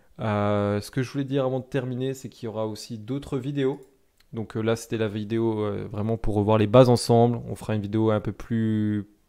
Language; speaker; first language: French; native; French